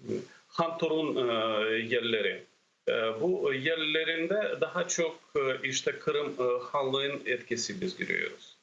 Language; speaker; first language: Turkish; non-native, fluent; Ukrainian